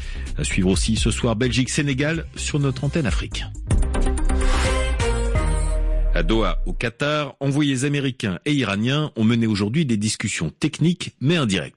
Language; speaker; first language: French; native; French